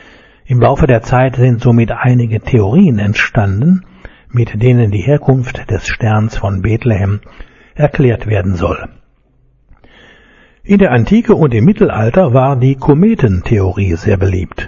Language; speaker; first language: German; native; German